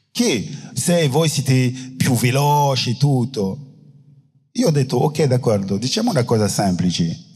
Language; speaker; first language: Italian; non-native, fluent; French